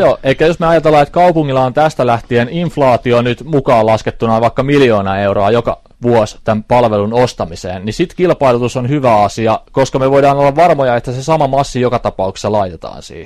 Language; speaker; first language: Finnish; native; Finnish